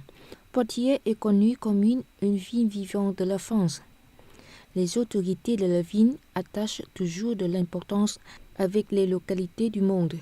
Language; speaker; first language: French; non-native, fluent; Vietnamese